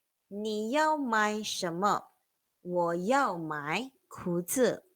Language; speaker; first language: Chinese; non-native, local second language; Malay